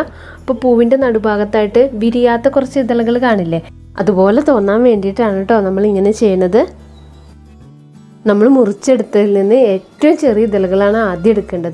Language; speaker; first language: Malayalam; native; Malayalam